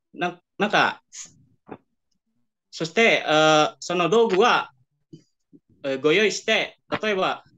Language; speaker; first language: Japanese; non-native, learner; Indonesian